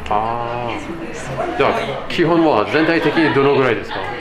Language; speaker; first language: Japanese; non-native, learner; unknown